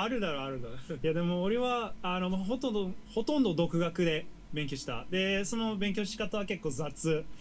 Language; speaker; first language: Japanese; non-native, fluent; English